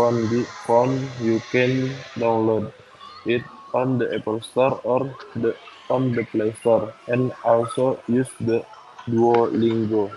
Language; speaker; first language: English; non-native, learner; Indonesian